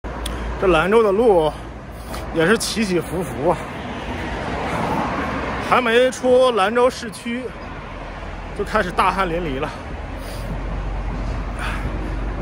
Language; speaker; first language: Chinese; native; Chinese